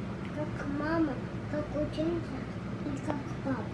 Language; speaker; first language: Russian; early bilingual, heritage; Russian